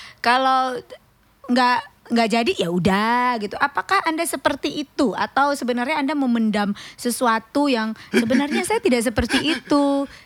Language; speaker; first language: Indonesian; native; Indonesian